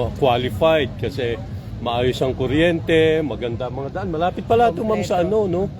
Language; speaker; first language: Filipino; native; Filipino